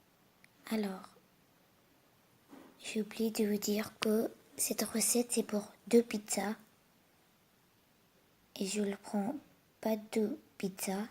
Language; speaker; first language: French; non-native, learner; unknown